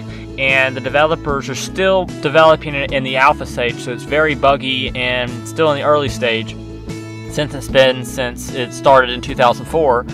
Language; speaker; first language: English; native; English